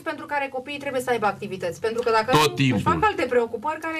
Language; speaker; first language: Romanian; native; Romanian